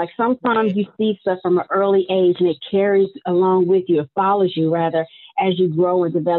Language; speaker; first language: English; native; English